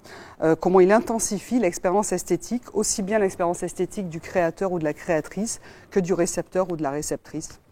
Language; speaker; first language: French; native; French